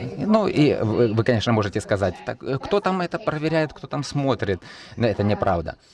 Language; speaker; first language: Russian; non-native, fluent; Italian